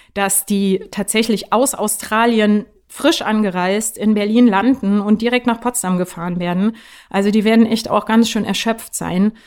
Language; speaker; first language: German; native; German